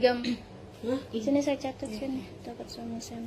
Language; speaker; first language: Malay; non-native, local second language; Sundanese